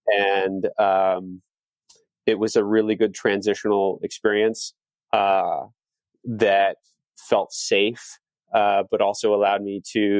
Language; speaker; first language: English; native; English